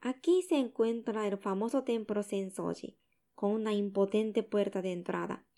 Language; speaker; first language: Spanish; non-native, learner; Japanese